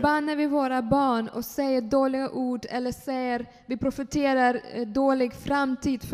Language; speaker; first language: Swedish; non-native, fluent; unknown